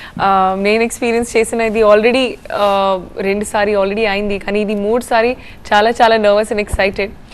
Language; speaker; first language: Telugu; non-native, fluent; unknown